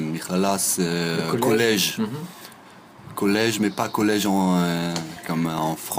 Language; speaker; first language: French; non-native, fluent; Russian